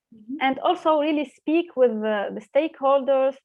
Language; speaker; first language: English; non-native, fluent; Arabic